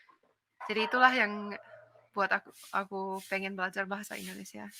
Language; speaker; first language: Indonesian; non-native, fluent; Finnish